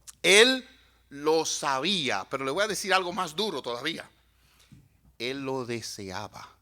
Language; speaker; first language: Spanish; native; Spanish